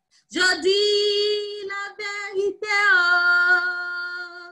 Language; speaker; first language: French; non-native, fluent; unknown